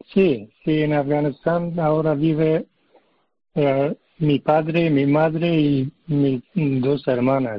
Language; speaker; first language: Spanish; non-native, learner; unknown